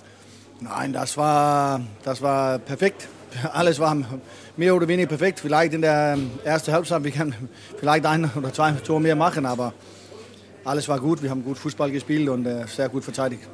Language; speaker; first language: German; non-native, fluent; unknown